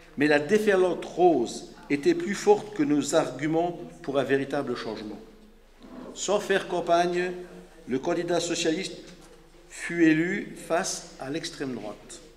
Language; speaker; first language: French; native; French